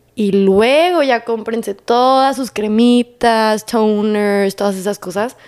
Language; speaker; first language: Spanish; native; Spanish